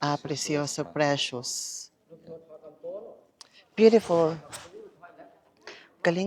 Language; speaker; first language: Spanish; non-native, learner; Filipino